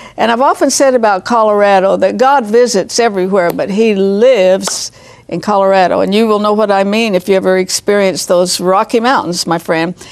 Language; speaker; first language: English; native; English